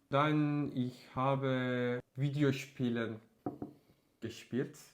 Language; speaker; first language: German; non-native, learner; Turkish